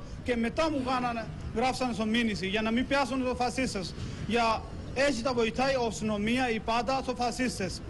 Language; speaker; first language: Greek; non-native, learner; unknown